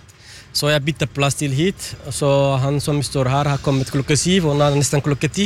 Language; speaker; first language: Norwegian; non-native, fluent; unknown